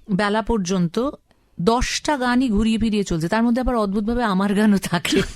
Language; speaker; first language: Bangla; native; Bangla